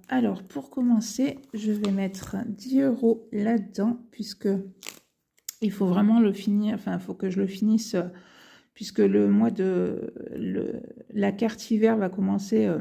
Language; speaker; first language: French; native; French